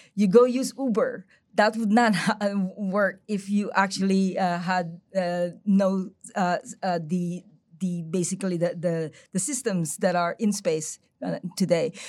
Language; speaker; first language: English; non-native, local second language; Filipino